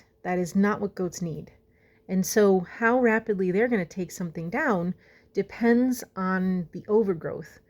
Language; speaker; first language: English; native; English